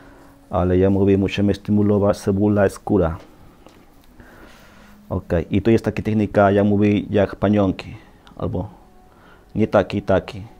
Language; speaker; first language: Polish; non-native, learner; Spanish